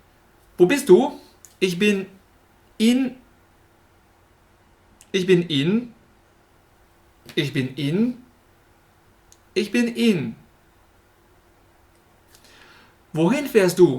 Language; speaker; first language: German; non-native, fluent; French